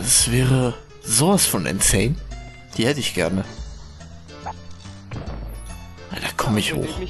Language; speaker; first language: German; native; German